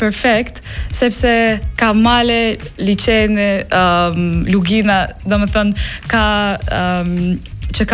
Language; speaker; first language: Albanian; non-native, learner; English